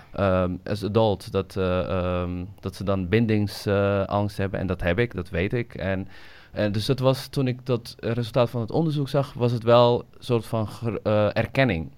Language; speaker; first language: Dutch; early bilingual, other home language; Somali